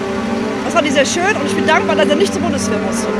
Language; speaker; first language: German; native; German